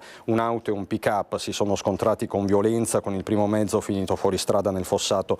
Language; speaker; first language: Italian; native; Italian